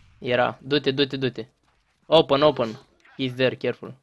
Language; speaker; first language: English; non-native, learner; Romanian